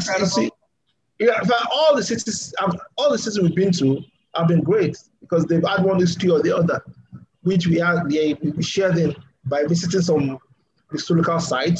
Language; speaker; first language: English; non-native, local second language; Yoruba